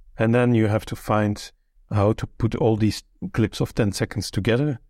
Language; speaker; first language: English; non-native, fluent; Dutch